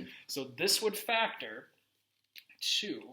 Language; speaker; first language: English; native; English